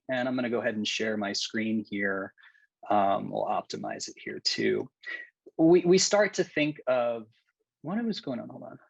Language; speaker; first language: English; native; English